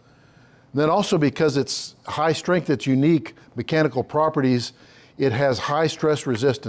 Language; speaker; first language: English; native; English